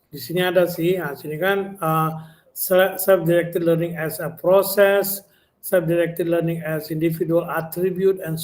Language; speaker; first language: Indonesian; native; Indonesian